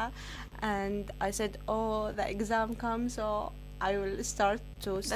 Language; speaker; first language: English; non-native, learner; Arabic